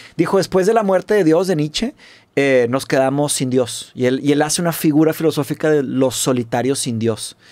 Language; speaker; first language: Spanish; native; Spanish